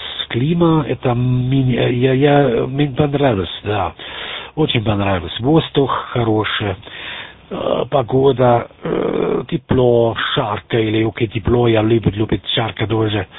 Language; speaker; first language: Russian; non-native, learner; German